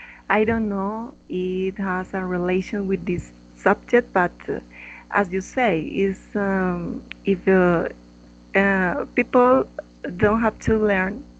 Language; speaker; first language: English; non-native, learner; Spanish